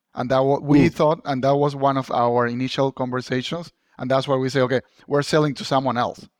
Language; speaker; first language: English; non-native, fluent; Spanish